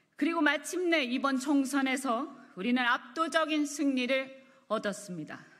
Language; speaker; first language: Korean; native; Korean